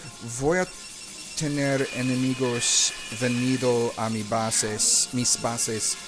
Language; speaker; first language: Spanish; non-native, learner; English